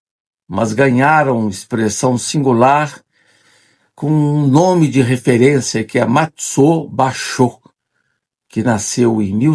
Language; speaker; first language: Portuguese; native; Portuguese